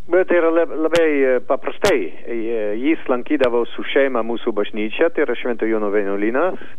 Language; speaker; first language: Lithuanian; non-native, learner; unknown